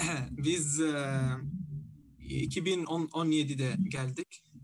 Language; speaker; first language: Turkish; non-native, fluent; Arabic